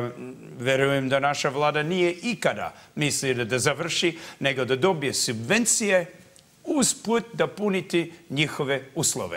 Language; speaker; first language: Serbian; early bilingual, heritage; English